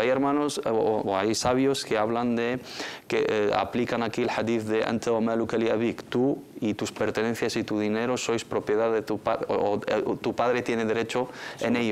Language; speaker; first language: Spanish; native; Spanish